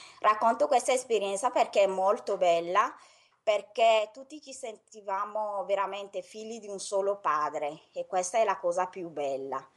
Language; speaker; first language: Italian; non-native, fluent; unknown